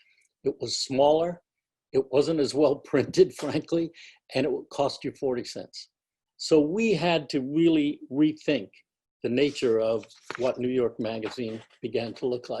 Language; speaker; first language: English; native; English